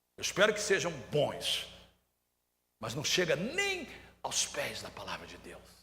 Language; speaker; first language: Portuguese; native; Portuguese